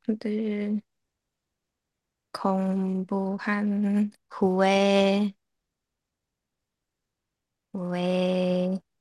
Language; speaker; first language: Korean; non-native, learner; Chinese